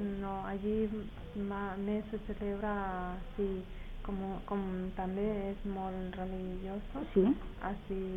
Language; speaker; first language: Catalan; non-native, learner; Spanish